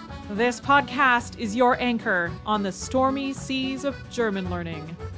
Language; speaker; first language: English; native; English